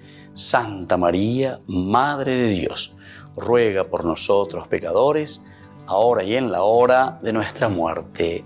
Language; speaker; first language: Spanish; native; Spanish